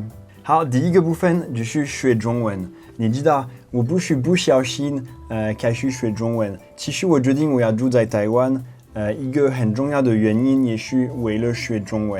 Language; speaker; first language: Chinese; non-native, fluent; French